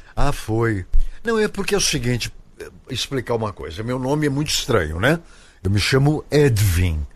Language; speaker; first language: Portuguese; native; Portuguese